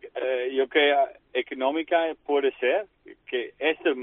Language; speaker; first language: Spanish; non-native, fluent; Dutch